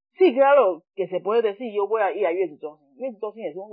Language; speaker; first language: Spanish; non-native, fluent; Chinese